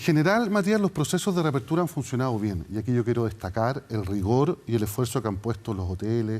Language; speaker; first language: Spanish; native; Spanish